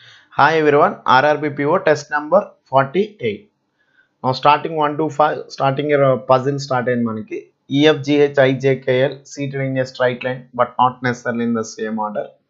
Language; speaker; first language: English; non-native, local second language; Telugu